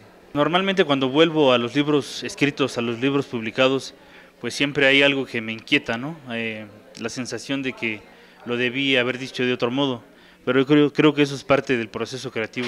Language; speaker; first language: Spanish; native; Spanish